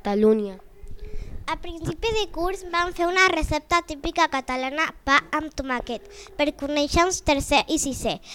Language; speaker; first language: Catalan; non-native, learner; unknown